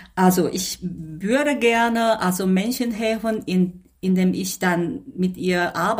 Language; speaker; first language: German; non-native, fluent; Chinese